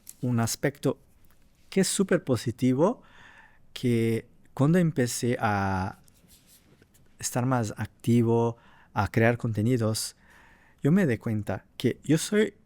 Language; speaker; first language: Spanish; non-native, fluent; Portuguese